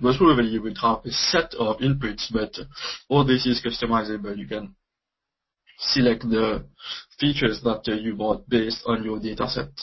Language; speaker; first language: English; non-native, local second language; Morisyen